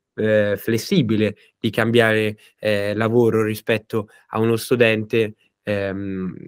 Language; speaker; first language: Italian; native; Italian